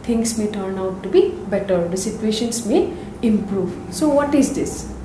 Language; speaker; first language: English; non-native, local second language; Assamese